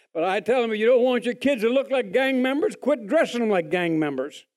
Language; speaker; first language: English; native; English